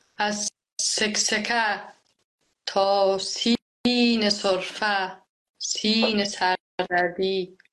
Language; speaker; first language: Persian; native; Persian